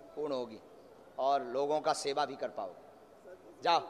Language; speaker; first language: Hindi; native; Hindi